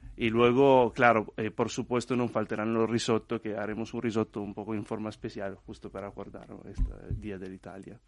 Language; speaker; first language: Spanish; non-native, fluent; Italian